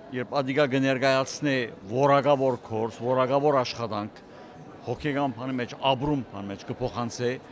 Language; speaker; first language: Armenian; native; Armenian